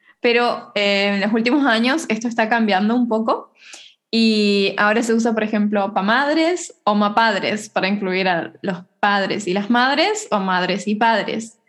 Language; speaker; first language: Spanish; native; Spanish